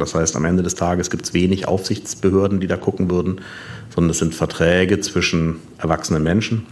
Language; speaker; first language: German; native; German